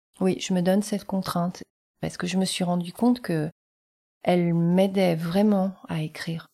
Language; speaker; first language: French; early bilingual, other home language; Vietnamese